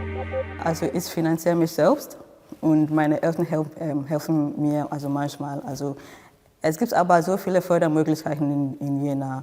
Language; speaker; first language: German; non-native, fluent; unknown